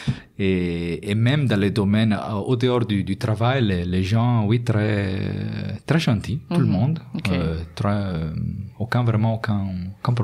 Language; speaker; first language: French; non-native, fluent; Italian